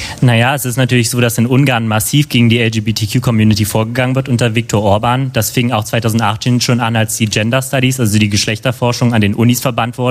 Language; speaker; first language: German; native; German